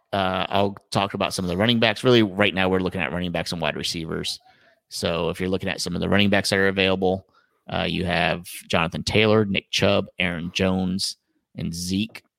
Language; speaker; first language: English; native; English